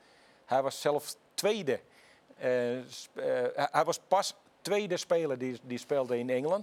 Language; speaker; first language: Dutch; non-native, fluent; Finnish